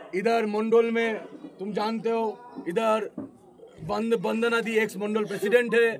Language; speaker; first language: Hindi; non-native, local second language; Bangla